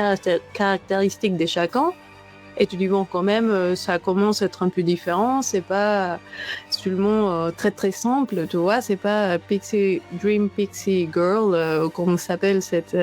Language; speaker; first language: French; non-native, fluent; Spanish